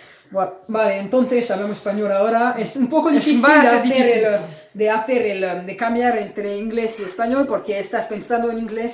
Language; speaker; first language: Spanish; non-native, learner; French